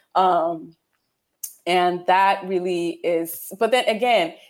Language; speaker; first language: English; non-native, local second language; Yoruba